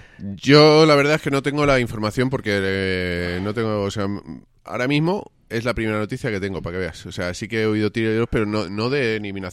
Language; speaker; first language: Spanish; native; Spanish